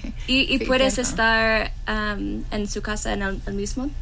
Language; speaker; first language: Spanish; non-native, learner; English